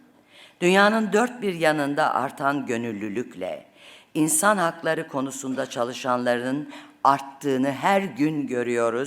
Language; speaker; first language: Turkish; native; Turkish